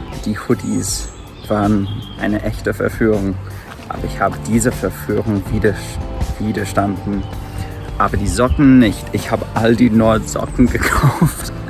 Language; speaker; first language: German; non-native, fluent; English